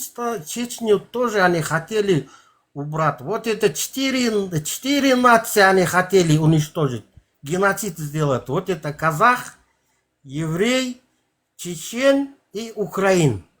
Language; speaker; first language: Russian; non-native, local second language; Kazakh